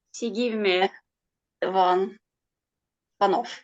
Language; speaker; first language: English; non-native, learner; Turkish